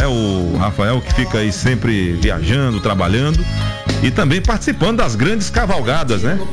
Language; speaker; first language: Portuguese; native; Portuguese